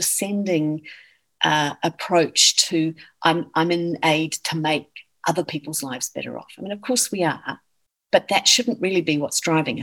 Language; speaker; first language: English; native; English